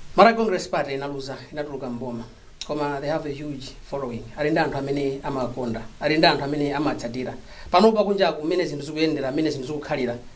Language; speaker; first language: Nyanja; non-native, local second language; Tumbuka